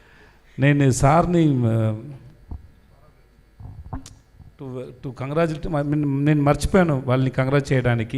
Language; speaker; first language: Telugu; non-native, learner; Tamil